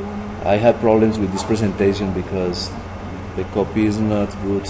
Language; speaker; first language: English; non-native, learner; Spanish